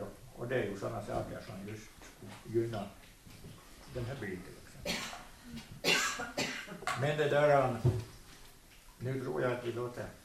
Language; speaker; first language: Swedish; native; Swedish